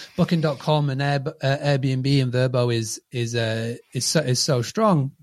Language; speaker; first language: English; native; English